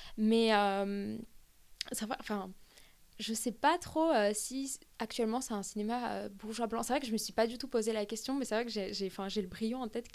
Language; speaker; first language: French; early bilingual, other home language; Armenian